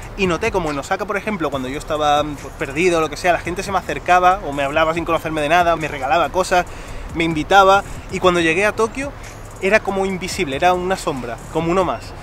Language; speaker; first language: Spanish; native; Spanish